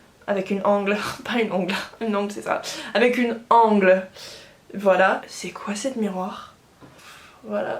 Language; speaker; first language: French; non-native, fluent; English